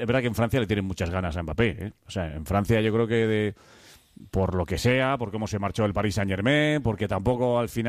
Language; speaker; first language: Spanish; native; Spanish